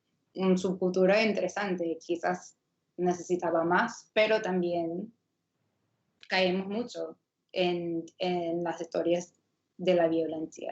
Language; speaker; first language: Spanish; non-native, fluent; English